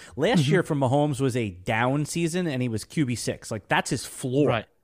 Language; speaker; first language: English; native; English